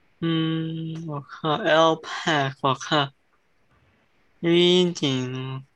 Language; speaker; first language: Chinese; early bilingual, heritage; Chinese